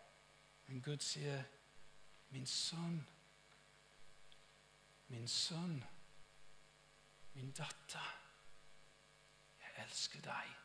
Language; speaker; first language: Norwegian; non-native, fluent; English